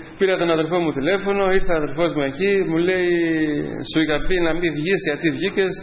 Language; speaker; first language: Greek; non-native, fluent; Albanian